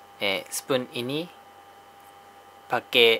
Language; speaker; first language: Indonesian; non-native, learner; Japanese